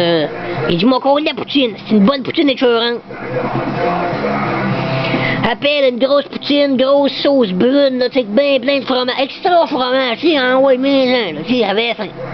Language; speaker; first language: French; native; French